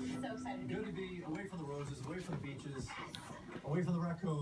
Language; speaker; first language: English; native; English